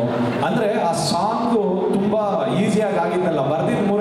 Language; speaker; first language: Kannada; native; Kannada